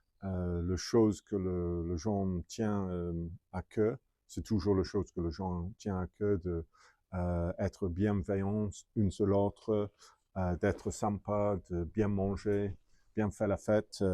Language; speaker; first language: French; non-native, fluent; English